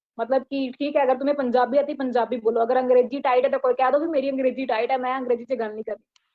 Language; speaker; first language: Hindi; native; Hindi